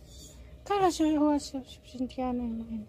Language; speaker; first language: Arabic; non-native, learner; Filipino